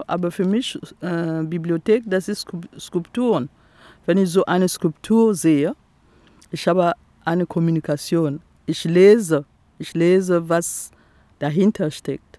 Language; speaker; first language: German; non-native, fluent; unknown